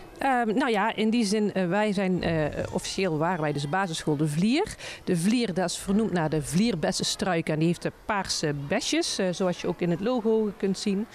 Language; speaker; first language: Dutch; native; Dutch